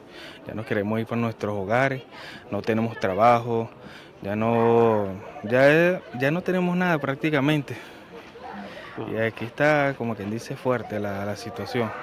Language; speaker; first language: Spanish; native; Spanish